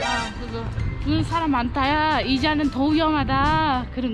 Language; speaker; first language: Korean; non-native, fluent; Uzbek